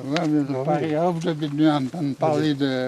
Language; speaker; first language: French; native; French